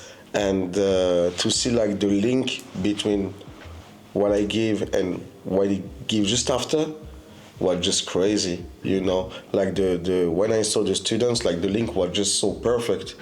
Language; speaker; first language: English; non-native, fluent; French